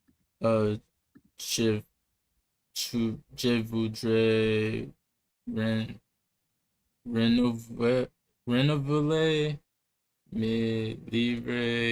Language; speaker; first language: French; non-native, learner; English